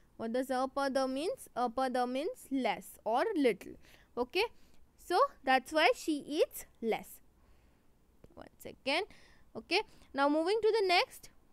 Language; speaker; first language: English; non-native, local second language; Hindi